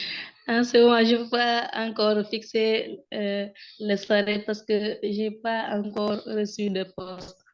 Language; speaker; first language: French; non-native, local second language; Wolof